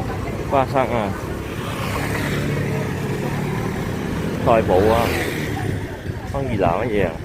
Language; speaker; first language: Chinese; early bilingual, heritage; Cantonese